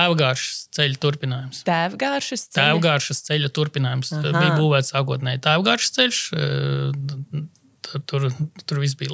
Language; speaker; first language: Latvian; native; Latvian